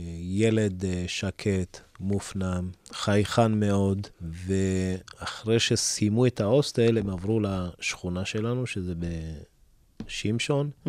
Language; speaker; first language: Hebrew; early bilingual, other home language; Amharic